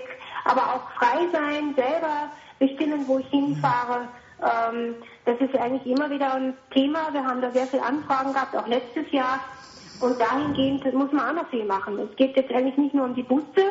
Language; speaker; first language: German; native; German